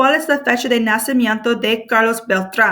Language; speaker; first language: Spanish; non-native, fluent; English